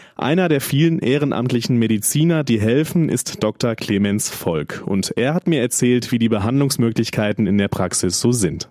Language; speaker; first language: German; native; German